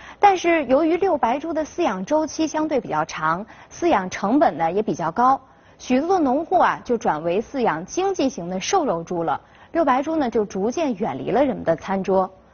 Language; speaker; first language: Chinese; native; Chinese